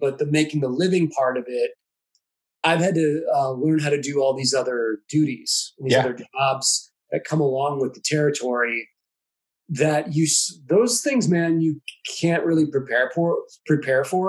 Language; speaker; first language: English; native; English